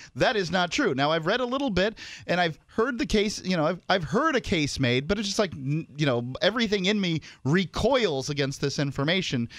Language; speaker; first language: English; native; English